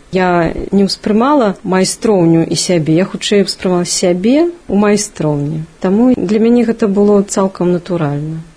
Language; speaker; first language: Belarusian; non-native, local second language; Russian